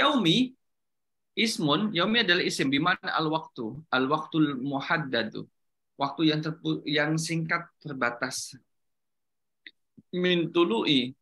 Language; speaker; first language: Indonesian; native; Indonesian